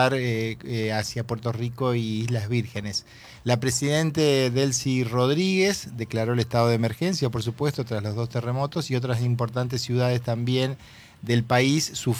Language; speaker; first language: Spanish; native; Spanish